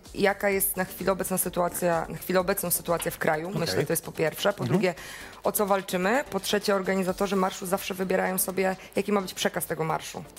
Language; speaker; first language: Polish; native; Polish